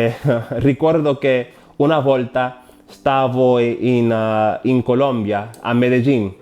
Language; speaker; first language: Italian; non-native, learner; Spanish